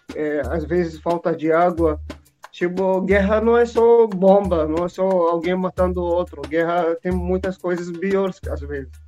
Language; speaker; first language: Portuguese; non-native, learner; Arabic